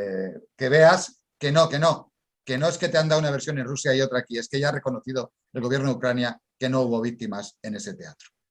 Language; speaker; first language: Spanish; native; Spanish